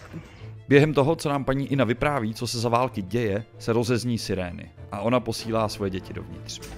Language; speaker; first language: Czech; native; Czech